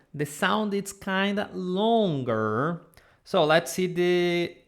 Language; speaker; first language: English; non-native, fluent; Portuguese